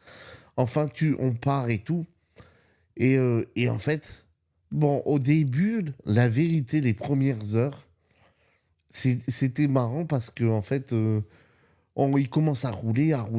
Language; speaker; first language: French; native; French